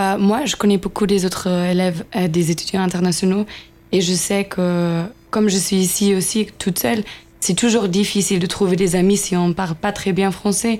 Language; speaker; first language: French; non-native, fluent; German